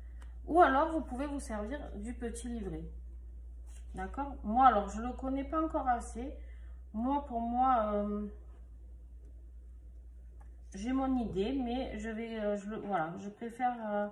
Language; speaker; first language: French; native; French